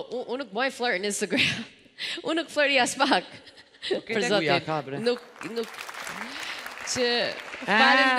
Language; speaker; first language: Albanian; early bilingual, heritage; Albanian